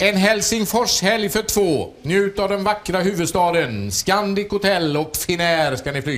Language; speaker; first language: Swedish; native; Swedish